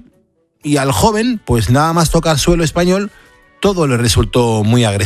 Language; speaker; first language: Spanish; native; Spanish